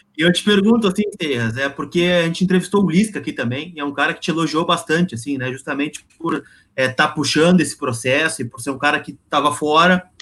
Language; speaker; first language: Portuguese; native; Portuguese